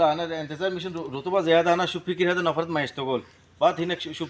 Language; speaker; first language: Arabic; non-native, learner; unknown